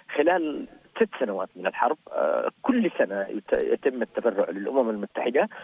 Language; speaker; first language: Arabic; native; Arabic